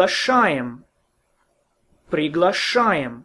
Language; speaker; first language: Russian; non-native, fluent; English